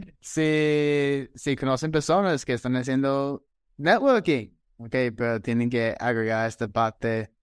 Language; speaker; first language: Spanish; non-native, fluent; English